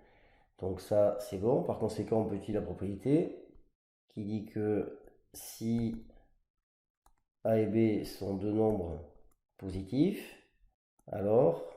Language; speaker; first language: French; native; French